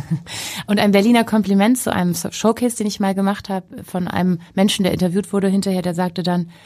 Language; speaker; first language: German; native; German